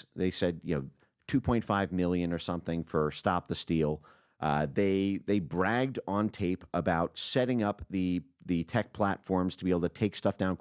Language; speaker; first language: English; native; English